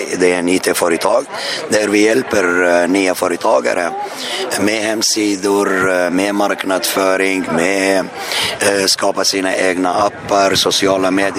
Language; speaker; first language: Swedish; non-native, fluent; Arabic